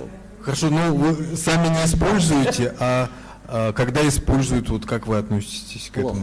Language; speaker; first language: Russian; native; Russian